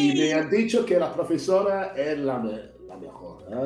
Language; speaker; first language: Spanish; non-native, fluent; English